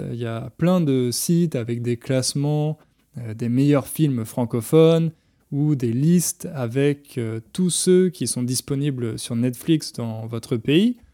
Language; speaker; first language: French; native; French